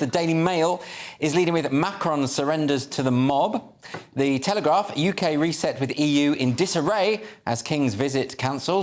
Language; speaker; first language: English; native; English